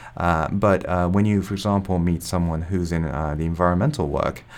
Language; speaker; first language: English; non-native, fluent; Japanese